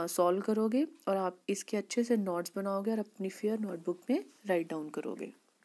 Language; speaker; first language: Hindi; native; Hindi